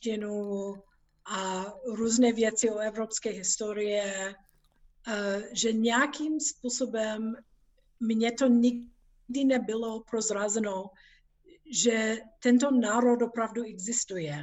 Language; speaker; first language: Czech; non-native, fluent; English